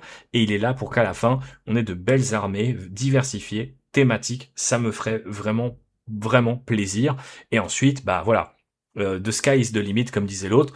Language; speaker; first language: French; native; French